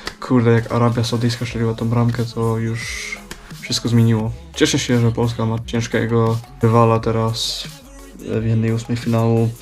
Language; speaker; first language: Polish; early bilingual, heritage; Polish